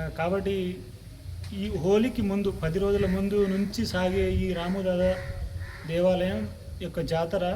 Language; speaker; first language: Telugu; non-native, local second language; Lambadi